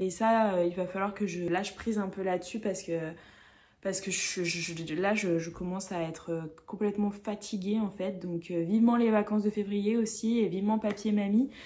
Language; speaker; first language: French; native; French